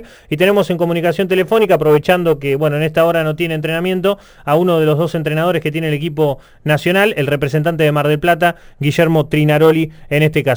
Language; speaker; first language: Spanish; native; Spanish